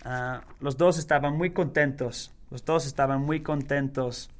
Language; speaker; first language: Spanish; non-native, learner; English